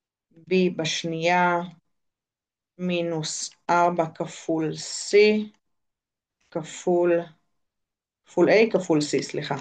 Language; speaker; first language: Hebrew; native; Hebrew